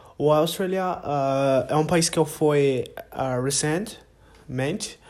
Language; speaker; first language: Portuguese; non-native, learner; English